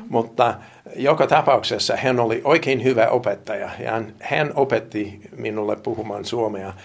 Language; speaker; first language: Finnish; non-native, fluent; English